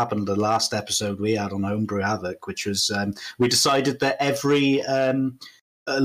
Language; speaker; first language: English; native; English